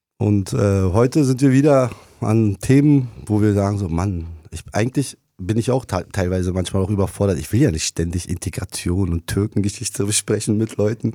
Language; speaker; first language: German; early bilingual, other home language; Turkish